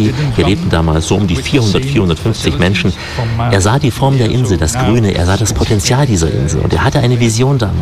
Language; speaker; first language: German; native; German